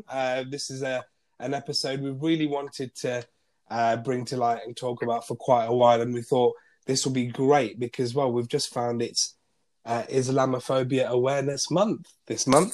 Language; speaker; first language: English; non-native, local second language; Gujarati